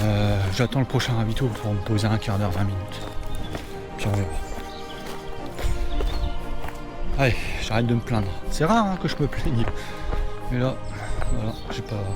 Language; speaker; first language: French; native; French